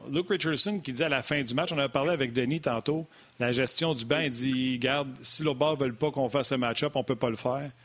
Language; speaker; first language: French; native; French